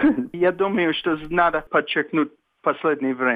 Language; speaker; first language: Russian; non-native, fluent; English